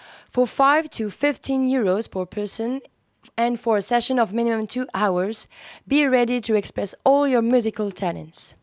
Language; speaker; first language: English; non-native, fluent; French